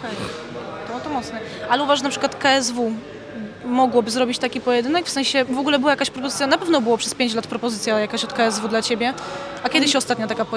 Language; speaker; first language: Polish; native; Polish